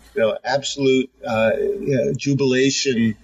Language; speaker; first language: English; native; English